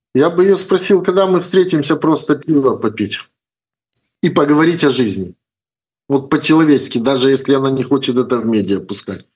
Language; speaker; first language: Russian; native; Russian